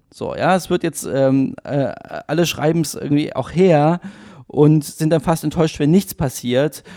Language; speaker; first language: German; native; German